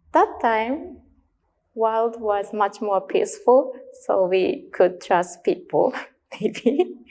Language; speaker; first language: English; non-native, learner; Japanese